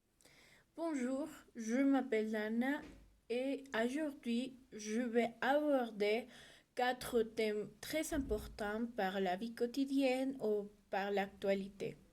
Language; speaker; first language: French; non-native, learner; Spanish